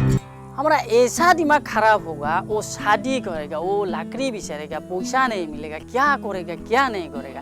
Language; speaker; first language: Hindi; non-native, local second language; Assamese